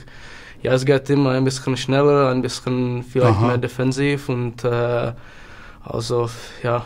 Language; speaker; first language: German; non-native, learner; Czech